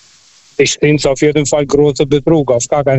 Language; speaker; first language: German; non-native, fluent; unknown